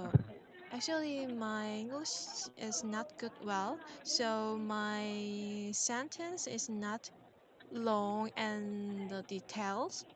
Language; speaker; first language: English; non-native, learner; Korean